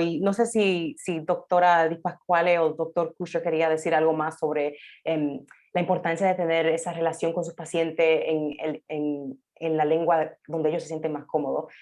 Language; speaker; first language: Spanish; early bilingual, heritage; English